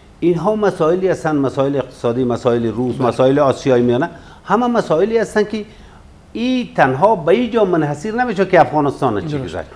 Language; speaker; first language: Persian; native; Persian